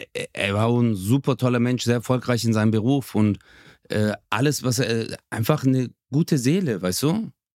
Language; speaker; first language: German; early bilingual, other home language; Turkish